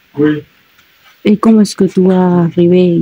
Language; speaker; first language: French; non-native, learner; Spanish